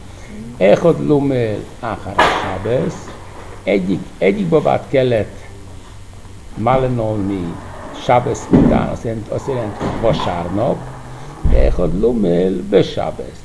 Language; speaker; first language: Hungarian; non-native, fluent; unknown